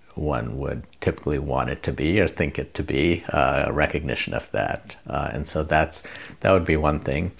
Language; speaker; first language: English; non-native, local second language; Bangla